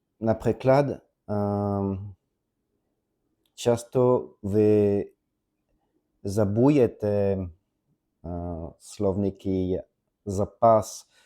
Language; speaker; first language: Ukrainian; non-native, learner; French